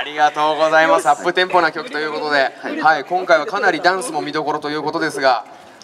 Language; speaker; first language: Japanese; native; Japanese